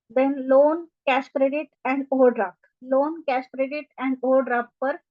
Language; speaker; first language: Hindi; non-native, local second language; Marathi